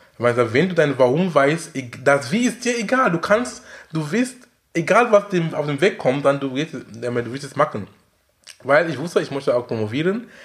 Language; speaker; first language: German; non-native, fluent; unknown